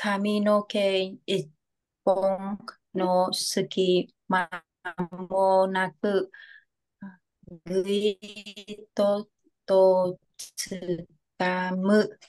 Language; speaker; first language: Japanese; non-native, learner; Vietnamese